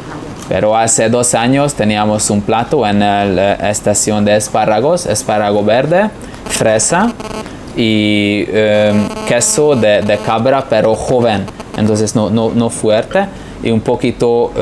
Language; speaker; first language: Spanish; non-native, fluent; Hungarian